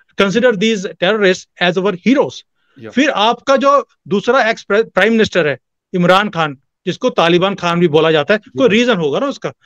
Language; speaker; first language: Hindi; native; Hindi